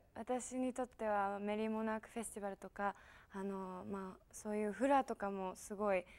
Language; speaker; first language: Japanese; early bilingual, heritage; English